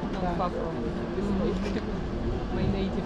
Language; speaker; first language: English; non-native, learner; Russian